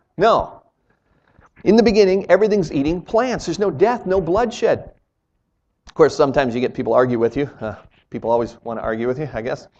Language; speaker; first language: English; native; English